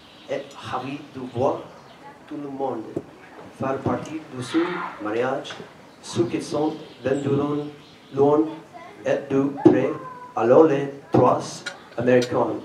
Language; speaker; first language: French; non-native, learner; English